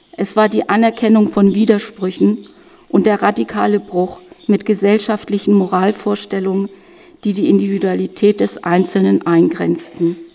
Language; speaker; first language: German; native; German